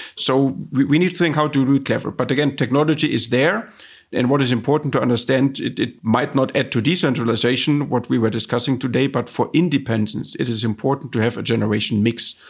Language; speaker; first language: English; non-native, fluent; German